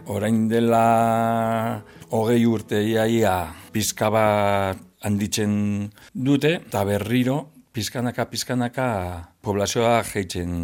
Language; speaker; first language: Basque; non-native, local second language; Spanish